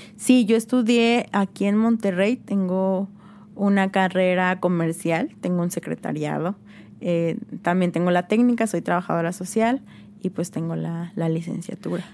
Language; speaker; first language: Spanish; native; Spanish